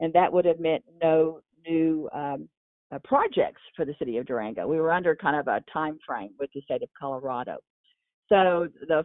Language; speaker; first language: English; native; English